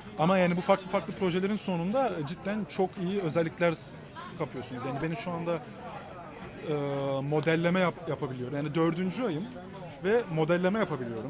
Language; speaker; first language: Turkish; native; Turkish